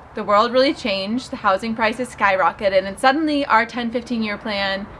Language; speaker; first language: English; native; English